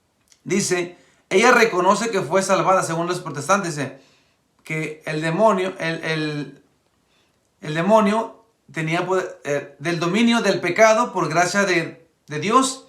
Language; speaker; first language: Spanish; native; Spanish